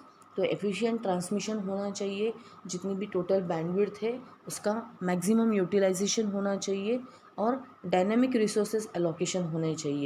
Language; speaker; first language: Hindi; non-native, local second language; Marathi